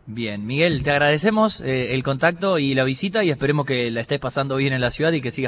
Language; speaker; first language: Spanish; native; Spanish